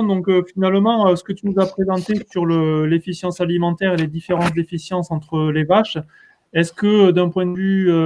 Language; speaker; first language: French; native; French